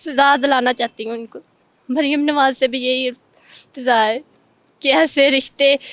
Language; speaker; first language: Urdu; non-native, local second language; Punjabi